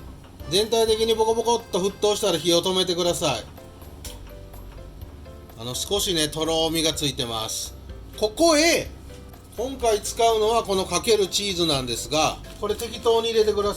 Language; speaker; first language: Japanese; native; Japanese